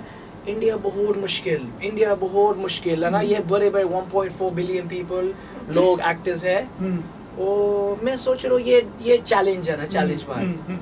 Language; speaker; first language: Hindi; non-native, learner; English